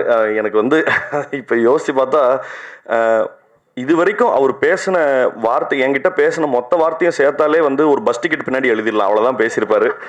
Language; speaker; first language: Tamil; native; Tamil